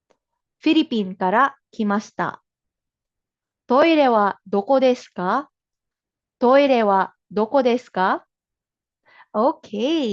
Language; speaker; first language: Japanese; non-native, fluent; Filipino